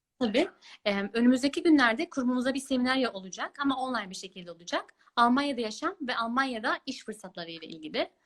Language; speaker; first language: Turkish; early bilingual, heritage; Turkish